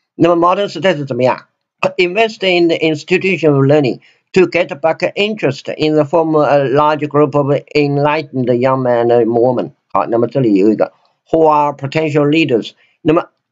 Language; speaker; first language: English; non-native, fluent; Chinese